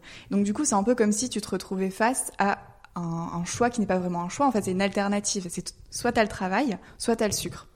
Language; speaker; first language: French; native; French